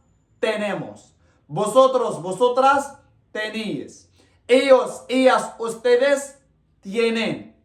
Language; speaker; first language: Spanish; non-native, local second language; Arabic